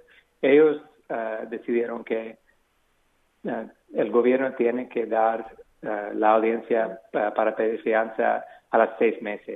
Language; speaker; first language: Spanish; non-native, fluent; English